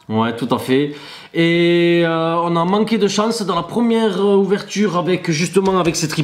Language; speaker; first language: French; native; French